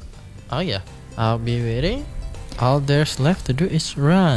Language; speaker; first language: English; non-native, fluent; Indonesian